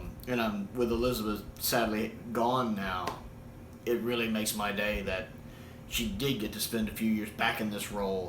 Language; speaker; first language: English; native; English